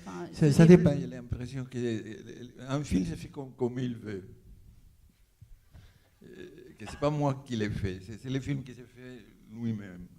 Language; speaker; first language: French; non-native, fluent; Spanish